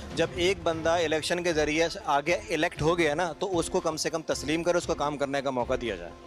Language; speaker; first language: Urdu; native; Urdu